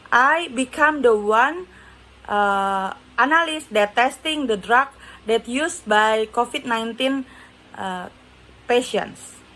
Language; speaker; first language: English; non-native, learner; Indonesian